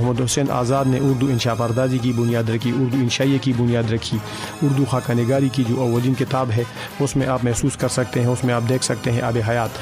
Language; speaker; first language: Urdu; non-native, local second language; Pashto